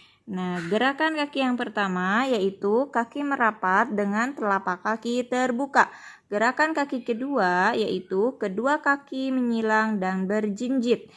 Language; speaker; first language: Indonesian; native; Indonesian